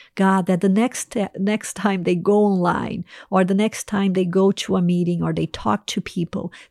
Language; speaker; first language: English; non-native, fluent; Portuguese